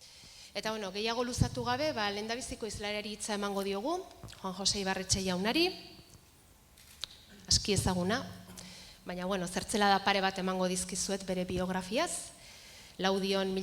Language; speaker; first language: Basque; native; Basque